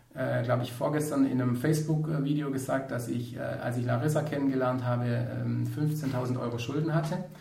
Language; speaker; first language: German; native; German